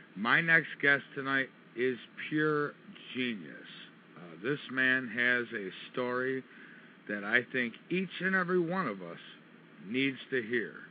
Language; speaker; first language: English; native; English